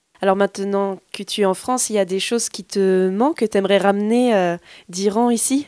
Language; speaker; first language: French; native; French